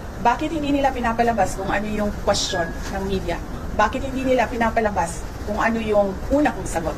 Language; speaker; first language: Filipino; non-native, local second language; Cebuano